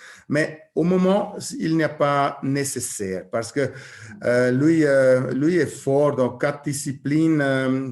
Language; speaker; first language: French; non-native, learner; German